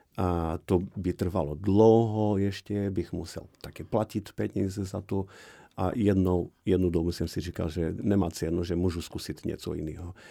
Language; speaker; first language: Czech; non-native, fluent; Portuguese